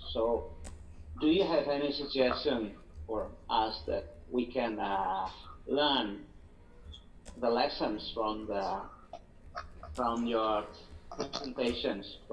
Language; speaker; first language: English; non-native, fluent; Indonesian